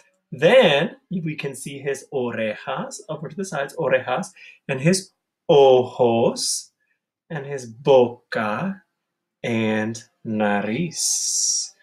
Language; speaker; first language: English; native; English